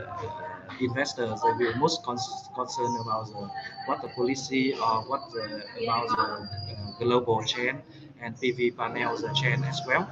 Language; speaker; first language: English; non-native, fluent; Vietnamese